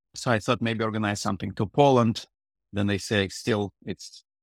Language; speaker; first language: English; non-native, fluent; Russian